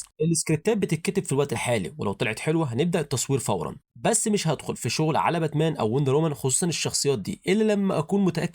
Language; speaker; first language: Arabic; native; Arabic